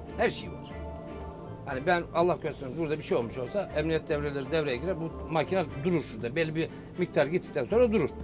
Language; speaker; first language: Turkish; native; Turkish